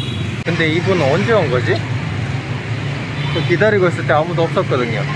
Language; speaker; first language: Korean; native; Korean